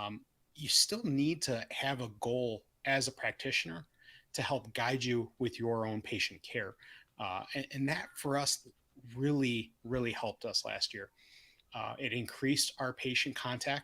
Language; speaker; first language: English; native; English